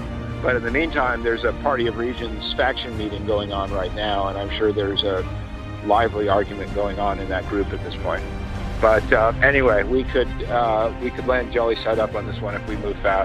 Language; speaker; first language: English; native; English